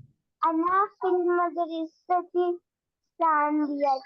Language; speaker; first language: Arabic; non-native, learner; Urdu